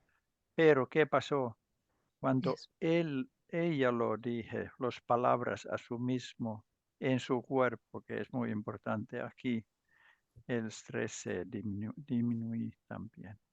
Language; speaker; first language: Spanish; non-native, learner; Finnish